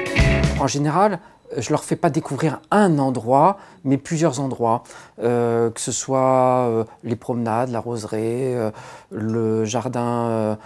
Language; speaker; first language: French; native; French